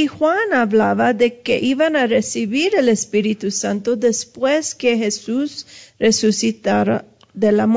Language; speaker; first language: Spanish; early bilingual, heritage; Spanish